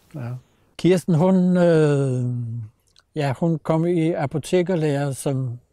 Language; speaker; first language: Danish; native; Danish